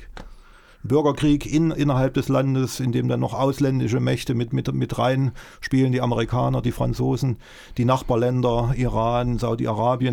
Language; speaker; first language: German; native; German